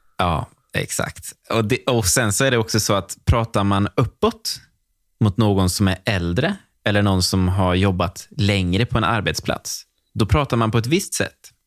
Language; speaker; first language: Swedish; native; Swedish